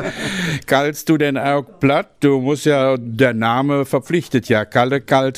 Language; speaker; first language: German; native; German